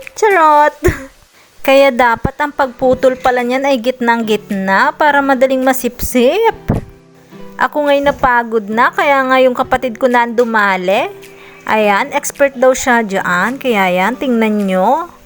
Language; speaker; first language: Filipino; non-native, local second language; Bikol